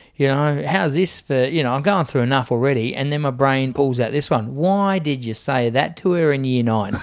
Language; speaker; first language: English; native; English